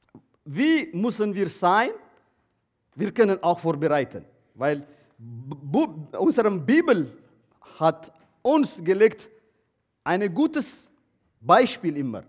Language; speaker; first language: German; non-native, learner; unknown